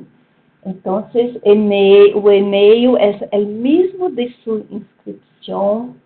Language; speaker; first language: Spanish; non-native, fluent; Portuguese